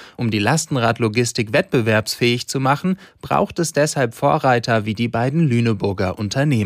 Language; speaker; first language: German; native; German